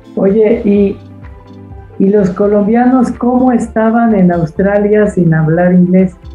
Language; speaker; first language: Spanish; native; Spanish